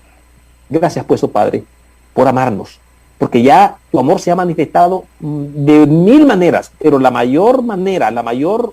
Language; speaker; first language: Spanish; native; Spanish